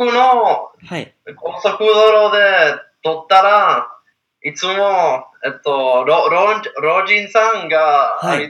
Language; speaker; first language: Japanese; non-native, learner; English